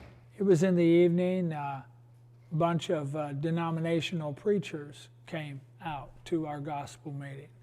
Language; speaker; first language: English; native; English